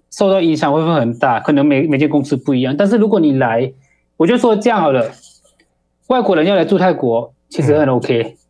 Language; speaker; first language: Chinese; early bilingual, heritage; Chinese